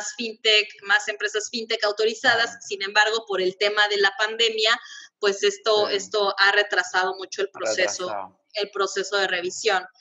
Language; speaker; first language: Spanish; native; Spanish